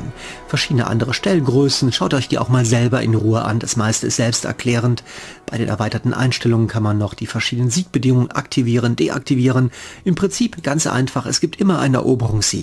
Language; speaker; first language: German; native; German